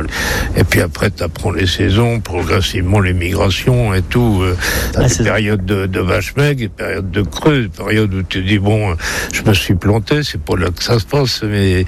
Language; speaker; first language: French; native; French